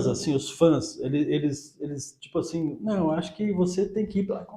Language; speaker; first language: Portuguese; native; Portuguese